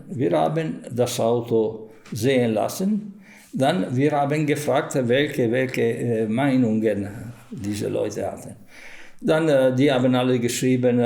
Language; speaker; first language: German; non-native, fluent; Italian